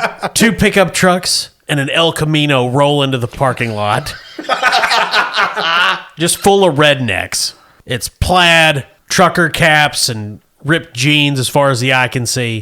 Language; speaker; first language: English; native; English